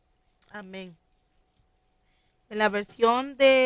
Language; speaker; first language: Spanish; native; Spanish